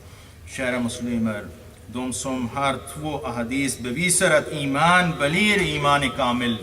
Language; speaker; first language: Swedish; non-native, fluent; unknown